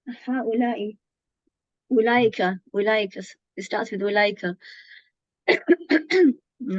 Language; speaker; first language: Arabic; non-native, learner; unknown